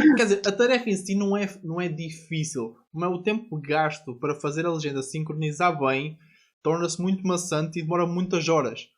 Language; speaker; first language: Portuguese; native; Portuguese